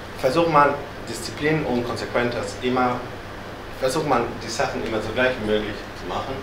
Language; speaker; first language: German; non-native, fluent; Spanish